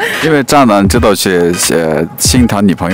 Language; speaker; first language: Chinese; non-native, learner; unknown